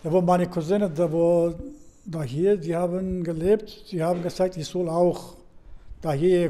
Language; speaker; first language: German; non-native, learner; Turkish